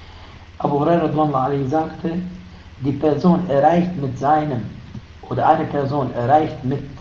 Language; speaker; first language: German; non-native, fluent; Arabic